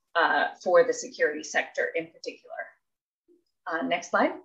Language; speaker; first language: English; native; English